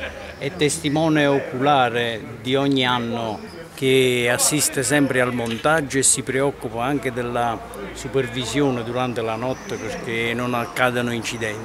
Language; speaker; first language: Italian; native; Italian